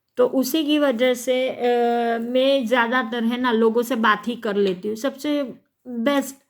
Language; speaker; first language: Hindi; non-native, local second language; Gujarati